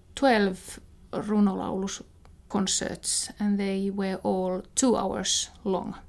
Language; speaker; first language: English; non-native, fluent; Finnish